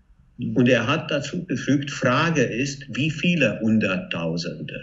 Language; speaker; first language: German; non-native, fluent; Hungarian